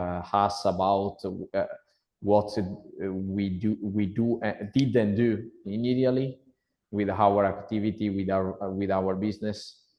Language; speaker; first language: English; non-native, learner; Italian